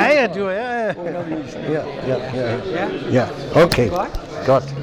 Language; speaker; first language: Danish; non-native, fluent; German